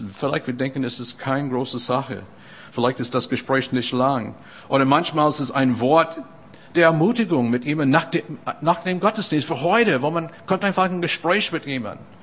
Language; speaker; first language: German; non-native, fluent; English